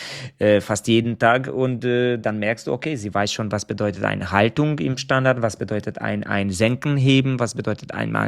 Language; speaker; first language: German; non-native, fluent; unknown